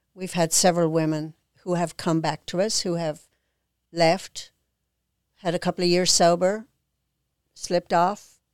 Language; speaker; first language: English; native; English